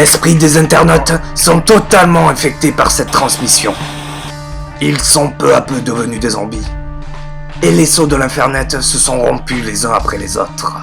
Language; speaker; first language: French; native; French